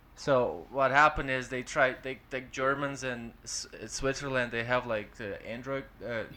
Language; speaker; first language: English; non-native, fluent; Ukrainian